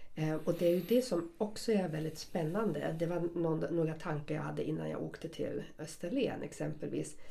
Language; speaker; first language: Swedish; non-native, fluent; German